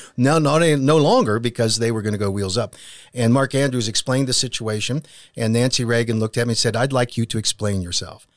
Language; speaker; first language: English; native; English